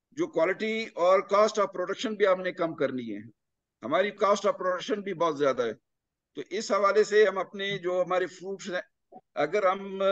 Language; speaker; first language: Urdu; non-native, local second language; Punjabi